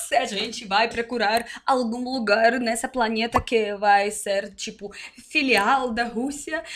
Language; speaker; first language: Portuguese; non-native, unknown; Russian